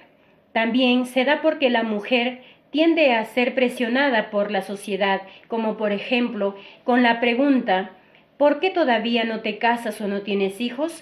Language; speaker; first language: Spanish; native; Spanish